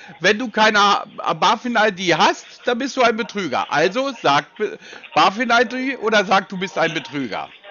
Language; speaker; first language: German; native; German